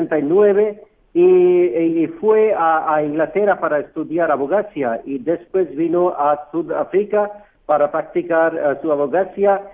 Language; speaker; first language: Spanish; non-native, fluent; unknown